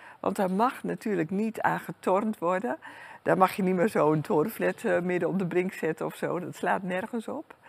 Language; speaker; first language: Dutch; native; Dutch